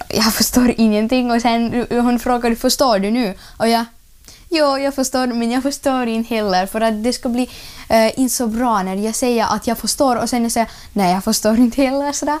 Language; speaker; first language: Swedish; non-native, learner; Russian